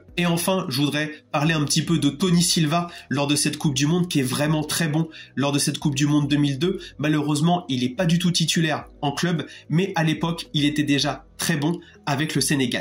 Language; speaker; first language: French; native; French